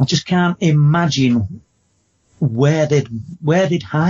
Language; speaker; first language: English; native; English